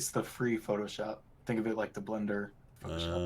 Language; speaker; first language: English; native; English